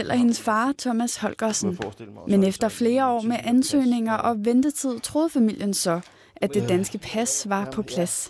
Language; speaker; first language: Danish; native; Danish